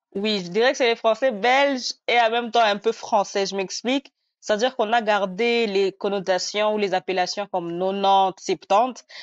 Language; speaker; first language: French; non-native, local second language; Nande